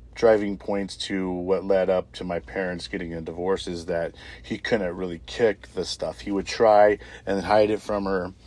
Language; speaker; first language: English; native; English